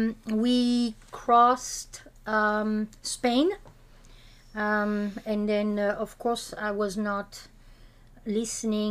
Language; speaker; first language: English; non-native, fluent; French